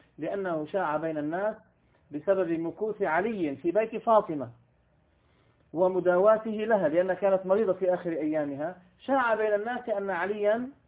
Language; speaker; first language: Arabic; native; Arabic